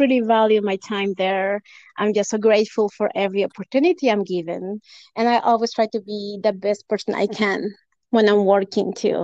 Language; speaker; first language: English; non-native, fluent; Spanish